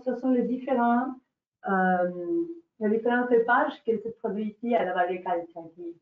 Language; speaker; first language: French; non-native, learner; Spanish